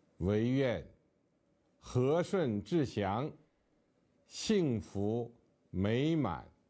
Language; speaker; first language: Chinese; native; Chinese